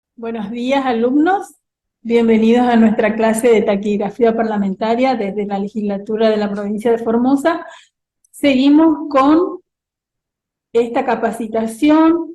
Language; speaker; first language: Spanish; native; Spanish